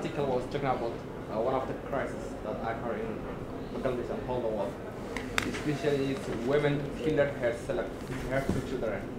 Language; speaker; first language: English; non-native, learner; Somali